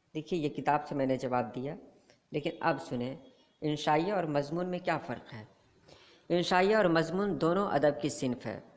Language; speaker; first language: Urdu; native; Urdu